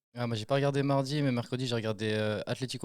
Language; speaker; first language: French; native; French